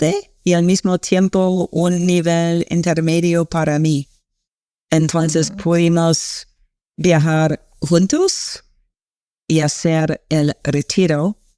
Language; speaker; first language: Spanish; non-native, learner; English